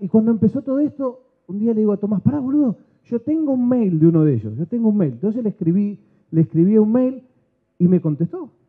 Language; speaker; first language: Spanish; native; Spanish